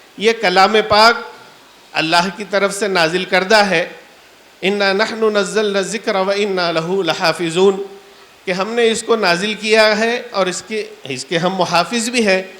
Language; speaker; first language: Urdu; native; Urdu